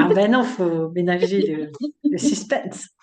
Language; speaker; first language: French; native; French